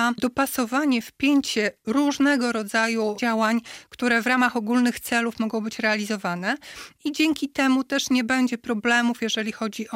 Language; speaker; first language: Polish; native; Polish